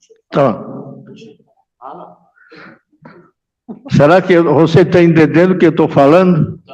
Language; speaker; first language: Portuguese; non-native, local second language; Yanomámi